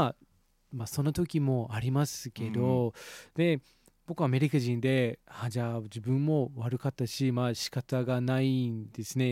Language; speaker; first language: Japanese; non-native, fluent; English